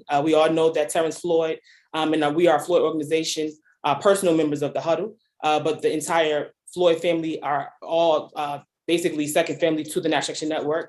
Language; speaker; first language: English; native; English